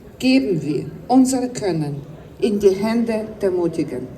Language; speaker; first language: German; non-native, fluent; Ukrainian